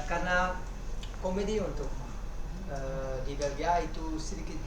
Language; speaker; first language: Indonesian; non-native, learner; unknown